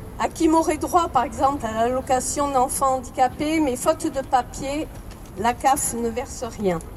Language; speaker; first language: French; native; French